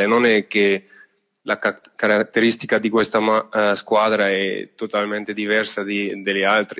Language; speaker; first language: Italian; non-native, fluent; German